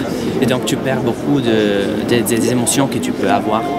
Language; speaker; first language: French; non-native, fluent; Italian